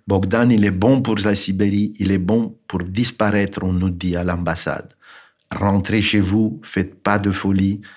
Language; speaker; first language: French; non-native, fluent; Romanian